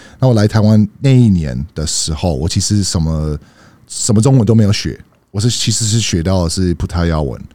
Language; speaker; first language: Chinese; non-native, fluent; English